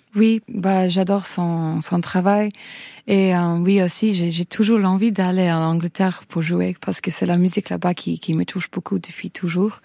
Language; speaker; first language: French; non-native, fluent; English